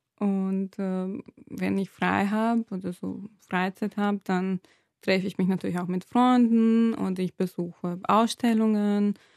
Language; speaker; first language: German; non-native, fluent; Serbian